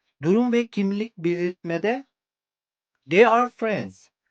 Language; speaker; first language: English; non-native, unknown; Turkish